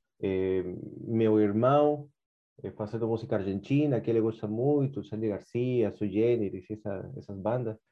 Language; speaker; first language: Portuguese; non-native, fluent; Spanish